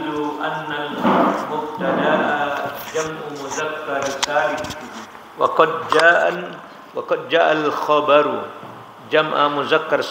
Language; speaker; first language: Arabic; non-native, learner; Indonesian